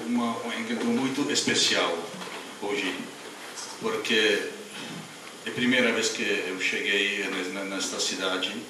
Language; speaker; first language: Portuguese; non-native, fluent; Czech